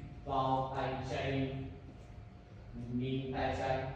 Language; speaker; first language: Vietnamese; non-native, learner; Indonesian